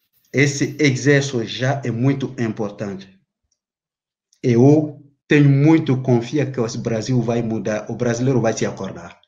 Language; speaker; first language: Portuguese; non-native, learner; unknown